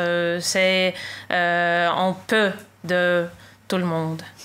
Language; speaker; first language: French; non-native, learner; Russian